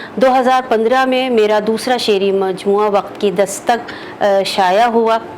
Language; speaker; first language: Urdu; native; Urdu